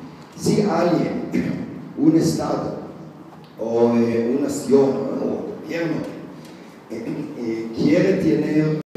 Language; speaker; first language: Spanish; non-native, fluent; Hebrew